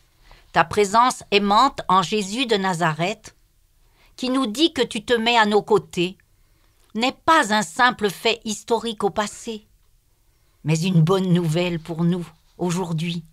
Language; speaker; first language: French; native; French